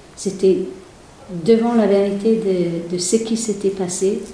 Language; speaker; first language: French; non-native, fluent; English